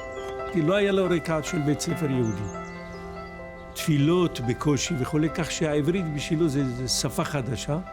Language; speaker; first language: Hebrew; non-native, fluent; French